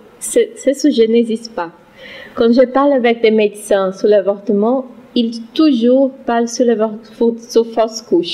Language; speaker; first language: French; non-native, learner; Portuguese